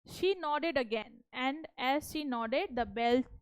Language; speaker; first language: English; non-native, local second language; Hindi